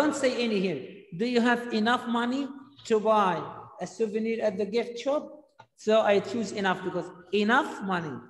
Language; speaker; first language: English; non-native, fluent; Arabic